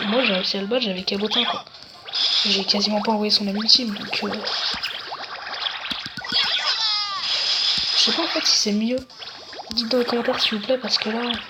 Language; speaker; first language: French; native; French